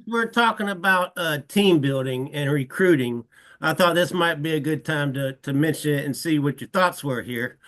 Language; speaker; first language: English; native; English